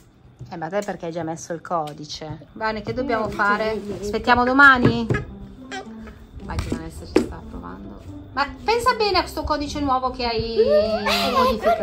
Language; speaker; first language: Italian; native; Italian